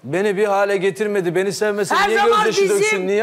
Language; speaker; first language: Turkish; native; Turkish